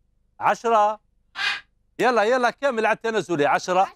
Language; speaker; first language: Arabic; native; Arabic